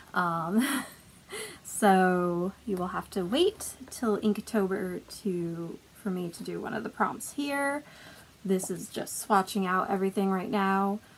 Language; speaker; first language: English; native; English